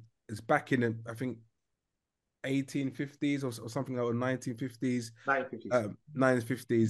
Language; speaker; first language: English; native; English